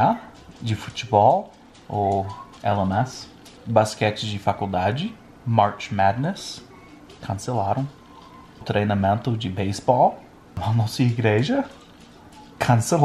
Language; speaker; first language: Portuguese; non-native, fluent; English